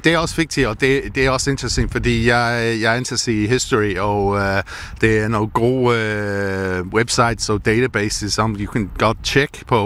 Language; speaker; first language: Danish; non-native, fluent; English